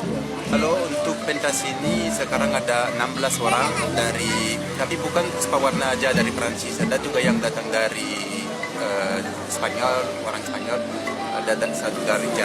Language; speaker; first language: Indonesian; non-native, fluent; French